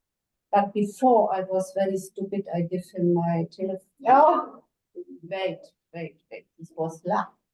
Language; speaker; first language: English; non-native, learner; German